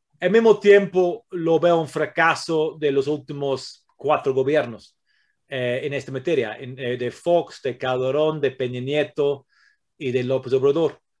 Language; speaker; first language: Spanish; non-native, fluent; English